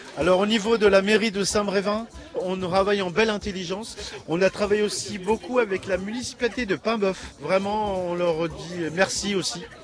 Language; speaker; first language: French; native; French